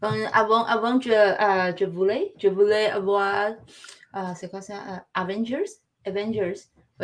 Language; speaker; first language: French; non-native, learner; Chinese